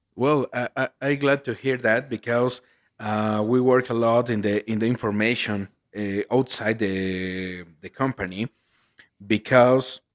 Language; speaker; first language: English; non-native, learner; Spanish